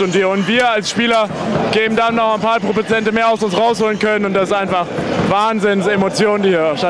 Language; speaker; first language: German; native; German